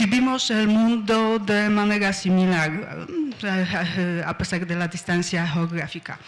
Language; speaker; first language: Spanish; non-native, fluent; Polish